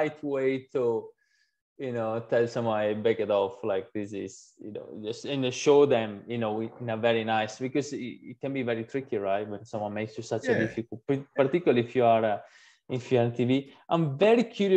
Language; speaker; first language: English; non-native, fluent; Italian